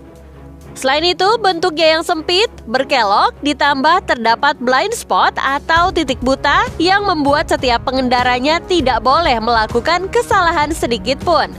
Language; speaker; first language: Indonesian; native; Indonesian